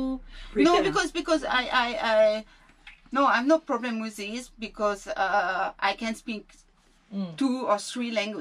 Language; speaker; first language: English; non-native, learner; French